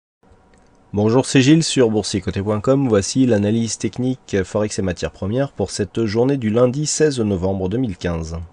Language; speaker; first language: French; native; French